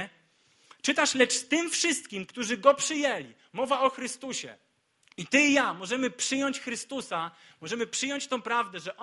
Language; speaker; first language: Polish; native; Polish